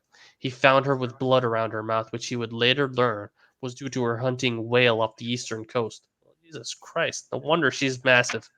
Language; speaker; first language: English; native; English